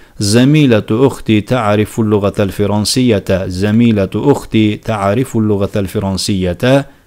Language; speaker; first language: Arabic; non-native, fluent; Turkish